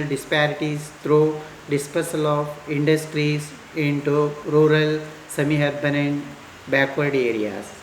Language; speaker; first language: English; non-native, local second language; Kannada